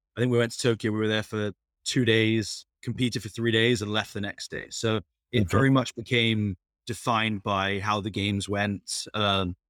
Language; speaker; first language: English; native; English